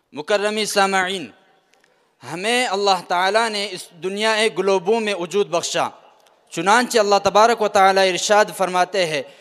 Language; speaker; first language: Urdu; native; Urdu